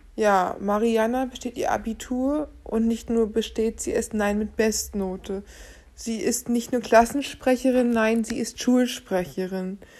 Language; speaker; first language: German; native; German